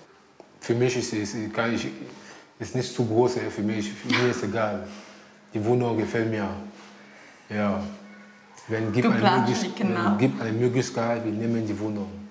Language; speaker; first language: German; non-native, learner; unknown